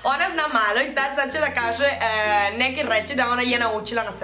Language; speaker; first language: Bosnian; non-native, learner; Spanish